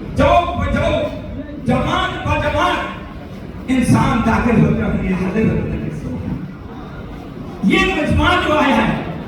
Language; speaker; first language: Urdu; non-native, fluent; Bangla